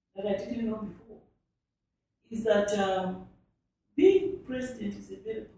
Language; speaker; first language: English; non-native, local second language; Nyanja